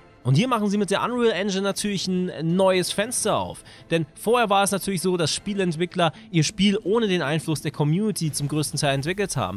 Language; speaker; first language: German; native; German